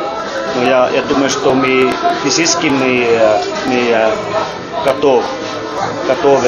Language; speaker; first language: Russian; non-native, learner; Finnish